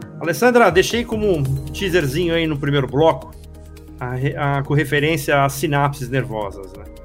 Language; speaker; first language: Portuguese; native; Portuguese